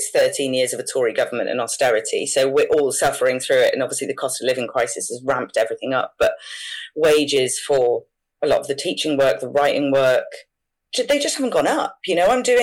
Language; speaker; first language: English; native; English